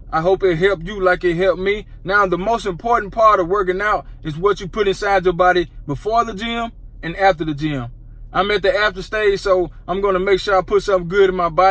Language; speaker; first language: English; native; English